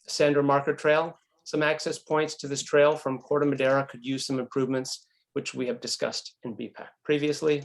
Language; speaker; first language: English; native; English